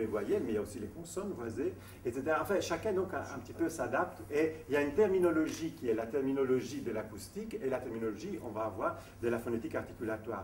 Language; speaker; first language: French; non-native, fluent; Italian